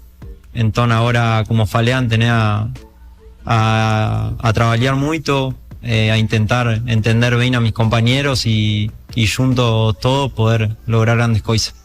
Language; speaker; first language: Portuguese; non-native, learner; Spanish